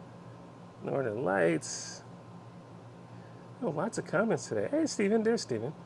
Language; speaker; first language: English; native; English